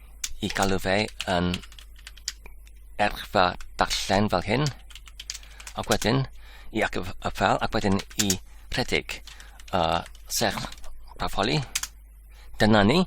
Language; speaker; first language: Welsh; non-native, learner; English